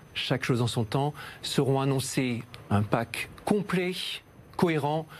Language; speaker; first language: French; native; French